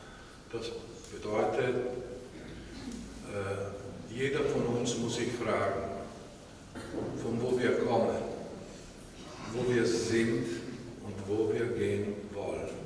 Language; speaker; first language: German; non-native, fluent; Italian